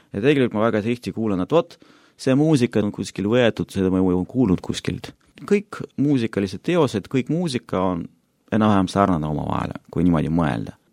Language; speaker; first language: Estonian; non-native, local second language; Russian